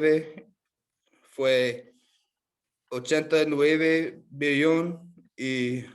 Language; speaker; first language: Spanish; non-native, learner; English